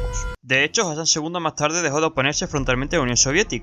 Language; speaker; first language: Spanish; native; Spanish